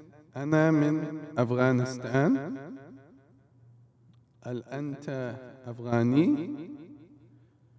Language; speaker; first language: Arabic; non-native, learner; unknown